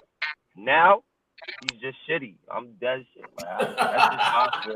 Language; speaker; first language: English; native; English